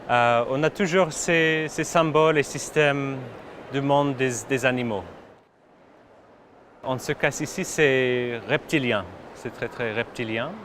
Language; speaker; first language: French; non-native, fluent; English